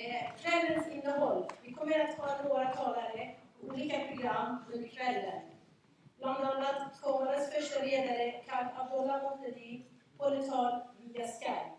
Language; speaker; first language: Swedish; non-native, fluent; Central Kurdish